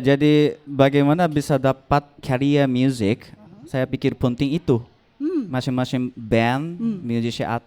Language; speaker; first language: Indonesian; non-native, learner; Japanese